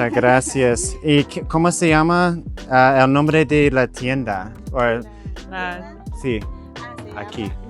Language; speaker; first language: Spanish; non-native, learner; English